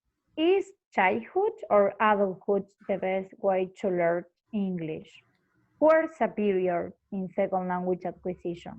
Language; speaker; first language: English; non-native, fluent; Spanish